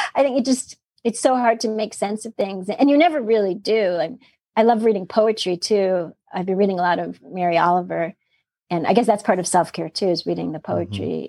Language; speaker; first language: English; native; English